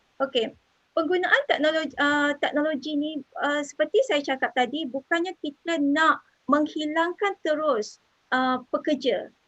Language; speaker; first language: Malay; native; Malay